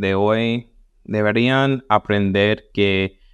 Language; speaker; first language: Spanish; early bilingual, heritage; Spanish